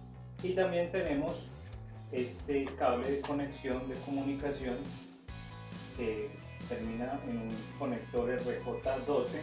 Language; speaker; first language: Spanish; native; Spanish